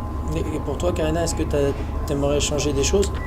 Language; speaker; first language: French; native; French